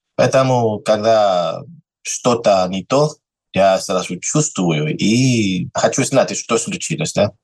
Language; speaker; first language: Russian; non-native, learner; Spanish